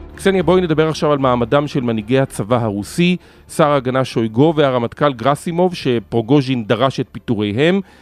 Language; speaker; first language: Hebrew; native; Hebrew